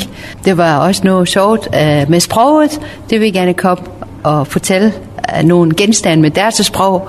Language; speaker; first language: Danish; non-native, learner; Persian